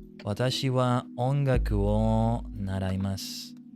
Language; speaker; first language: Japanese; non-native, learner; English